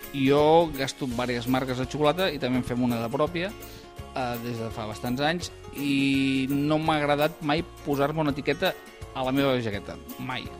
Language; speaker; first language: Catalan; native; Catalan